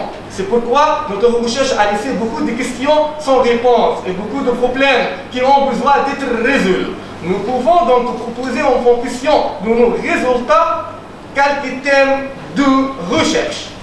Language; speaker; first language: French; non-native, fluent; Arabic